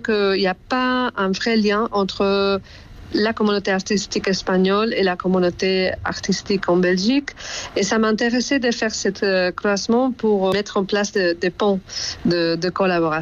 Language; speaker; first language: French; non-native, fluent; Spanish